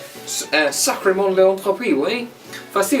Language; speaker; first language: French; non-native, learner; English